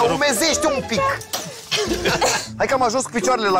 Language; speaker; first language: Romanian; native; Romanian